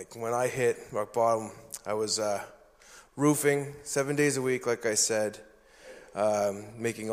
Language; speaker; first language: English; native; English